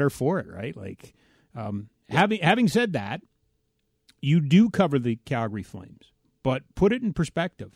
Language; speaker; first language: English; native; English